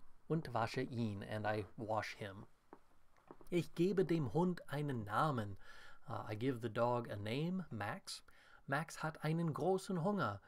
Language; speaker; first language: German; non-native, fluent; English